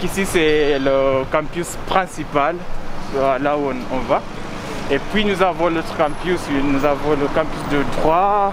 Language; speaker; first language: French; non-native, fluent; Luo (Kenya and Tanzania)